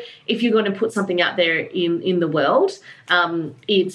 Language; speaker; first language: English; native; English